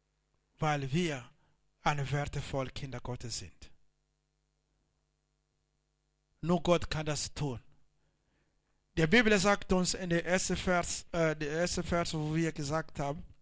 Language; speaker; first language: German; non-native, learner; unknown